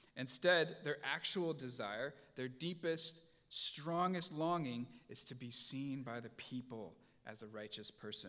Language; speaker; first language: English; native; English